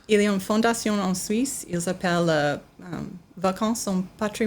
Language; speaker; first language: French; non-native, learner; English